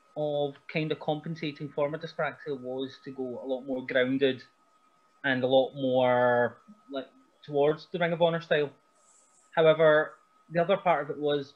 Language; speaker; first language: English; native; English